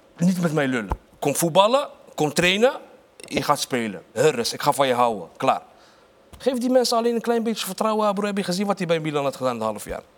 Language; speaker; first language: Dutch; early bilingual, other home language; Arabic